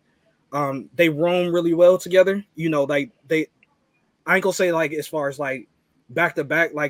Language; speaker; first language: English; native; English